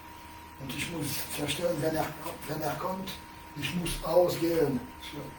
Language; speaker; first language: German; non-native, learner; French